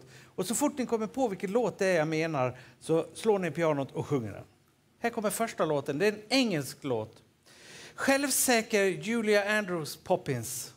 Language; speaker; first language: Swedish; native; Swedish